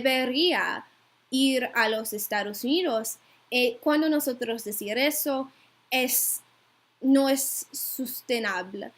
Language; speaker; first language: Spanish; non-native, learner; English